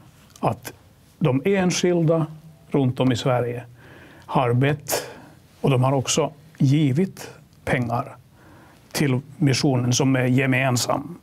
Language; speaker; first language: Swedish; non-native, local second language; Finnish